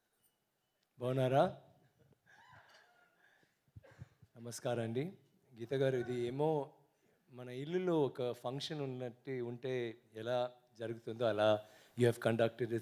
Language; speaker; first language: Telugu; non-native, learner; Tamil